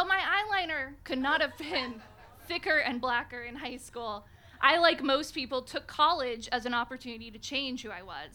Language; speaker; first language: English; native; English